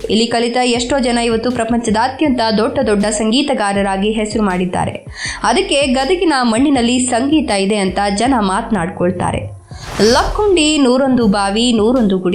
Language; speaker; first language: Kannada; native; Kannada